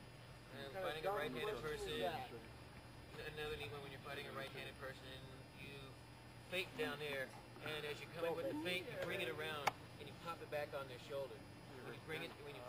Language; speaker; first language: English; native; English